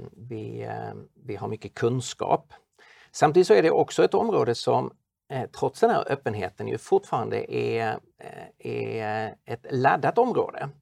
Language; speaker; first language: Swedish; native; Swedish